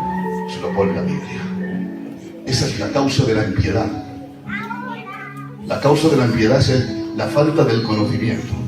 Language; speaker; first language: Spanish; native; Spanish